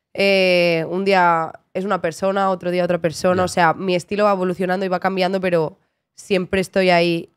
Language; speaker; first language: Spanish; native; Spanish